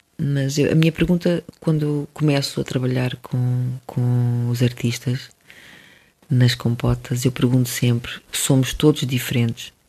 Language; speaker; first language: Portuguese; early bilingual, other home language; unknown